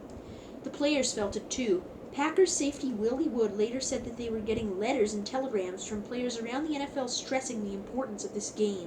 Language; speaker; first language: English; native; English